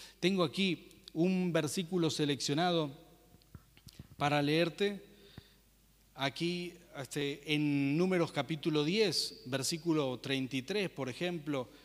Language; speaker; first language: Spanish; native; Spanish